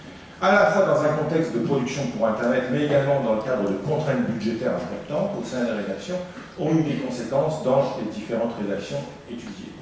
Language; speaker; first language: French; native; French